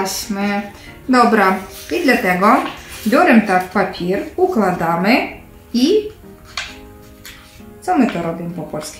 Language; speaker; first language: Polish; non-native, learner; Ukrainian